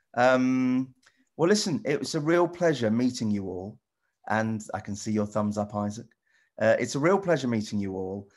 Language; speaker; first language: English; native; English